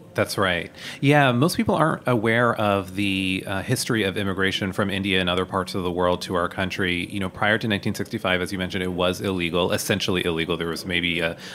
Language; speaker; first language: English; native; English